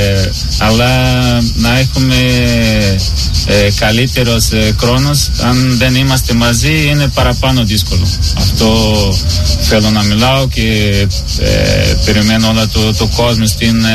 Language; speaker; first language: Greek; non-native, learner; Portuguese